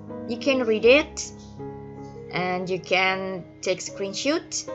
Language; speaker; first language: English; non-native, fluent; Indonesian